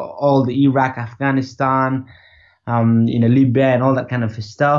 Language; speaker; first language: English; non-native, local second language; Nepali